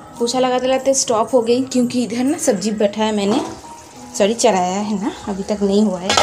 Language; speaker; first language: Hindi; non-native, local second language; Bangla